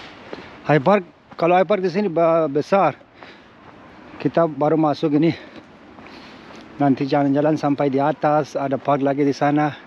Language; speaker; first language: Indonesian; non-native, fluent; Persian